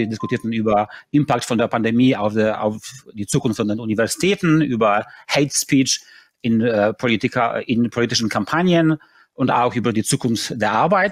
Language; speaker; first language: German; non-native, fluent; Polish